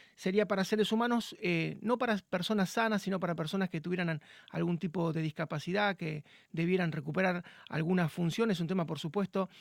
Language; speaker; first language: Spanish; native; Spanish